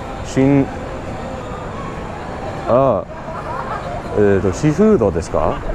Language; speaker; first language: Japanese; non-native, learner; English